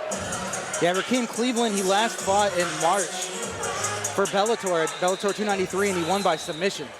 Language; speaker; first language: English; native; English